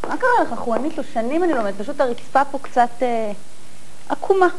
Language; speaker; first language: Hebrew; native; Hebrew